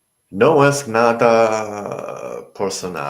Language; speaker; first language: Spanish; non-native, learner; English